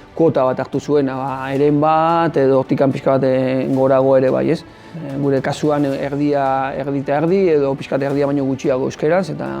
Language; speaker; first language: Basque; native; Basque